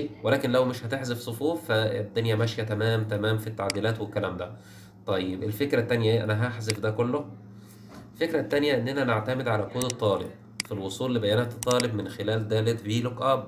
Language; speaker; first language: Arabic; native; Arabic